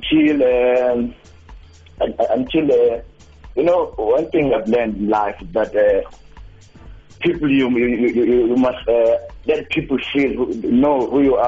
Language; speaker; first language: English; non-native, local second language; Xhosa